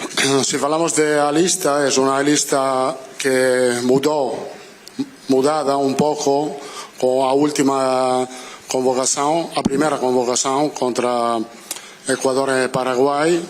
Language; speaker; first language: Spanish; non-native, fluent; Italian